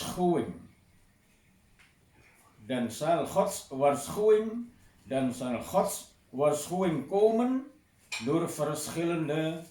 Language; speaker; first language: Dutch; non-native, fluent; Indonesian